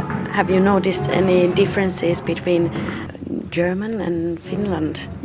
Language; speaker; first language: English; non-native, fluent; Finnish